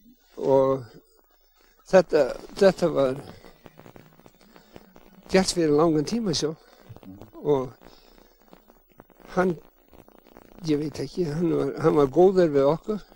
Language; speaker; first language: Icelandic; early bilingual, heritage; English